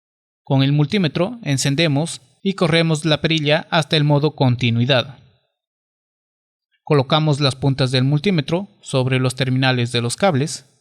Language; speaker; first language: Spanish; native; Spanish